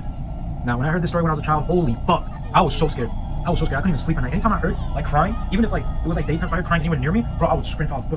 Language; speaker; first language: English; native; English